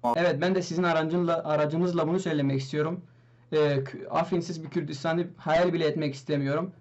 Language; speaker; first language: Turkish; non-native, local second language; Kurdish